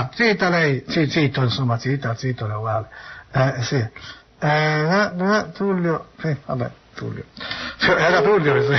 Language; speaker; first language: Italian; native; Italian